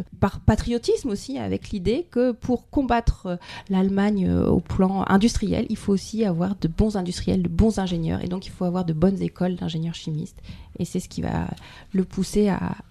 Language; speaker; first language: French; native; French